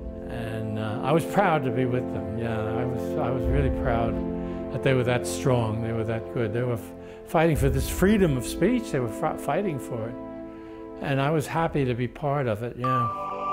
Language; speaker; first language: English; native; English